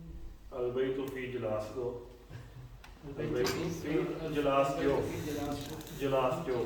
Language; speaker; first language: Arabic; non-native, fluent; Urdu